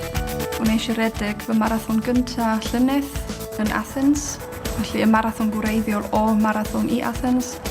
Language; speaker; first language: Welsh; non-native, fluent; German